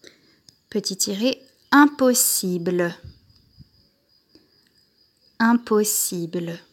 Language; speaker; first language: French; native; French